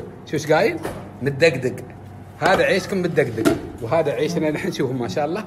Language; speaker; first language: Arabic; native; Arabic